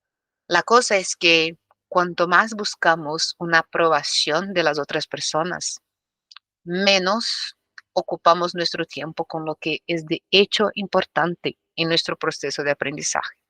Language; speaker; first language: Spanish; non-native, fluent; Portuguese